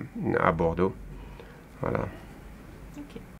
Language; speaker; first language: French; non-native, fluent; Russian